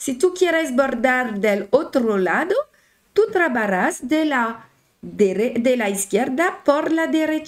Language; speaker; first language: Spanish; non-native, learner; French